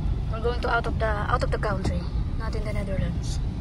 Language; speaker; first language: English; non-native, local second language; Filipino